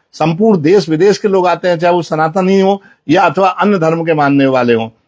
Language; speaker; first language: Hindi; native; Hindi